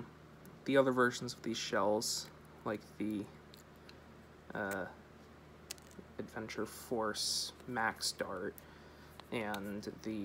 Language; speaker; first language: English; native; English